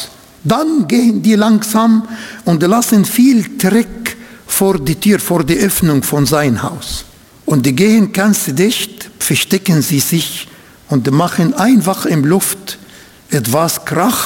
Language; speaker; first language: German; non-native, fluent; Arabic